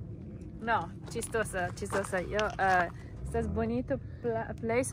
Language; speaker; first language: Spanish; non-native, learner; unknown